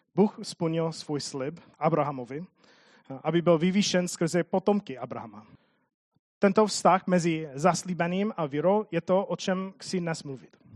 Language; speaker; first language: Czech; non-native, fluent; English